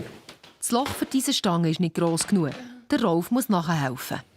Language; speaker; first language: German; native; German